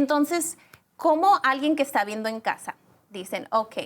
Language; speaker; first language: Spanish; early bilingual, other home language; English